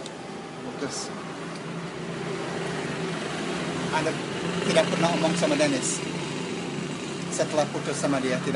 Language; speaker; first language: Indonesian; non-native, learner; English